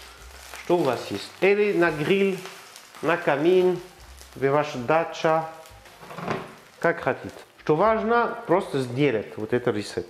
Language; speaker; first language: Russian; non-native, learner; French